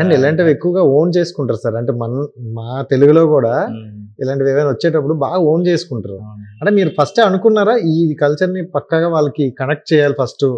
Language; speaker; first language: Telugu; native; Telugu